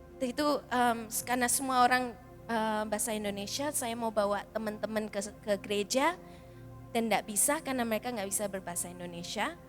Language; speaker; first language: Indonesian; early bilingual, heritage; Indonesian